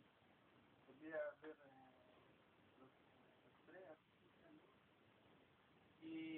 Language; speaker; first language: Spanish; non-native, learner; Hebrew